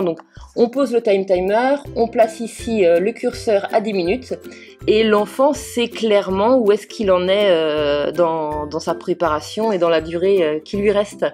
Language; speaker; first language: French; native; French